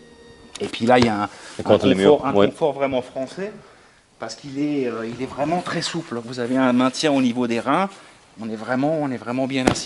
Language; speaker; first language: French; native; French